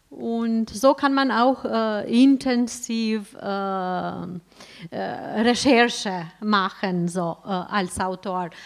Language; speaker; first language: German; non-native, fluent; Albanian